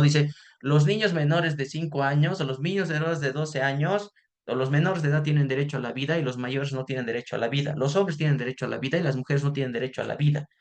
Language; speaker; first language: Spanish; native; Spanish